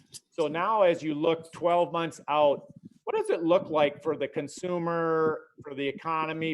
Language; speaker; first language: English; native; English